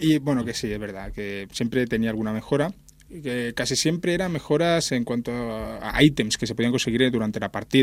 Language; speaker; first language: Spanish; native; Spanish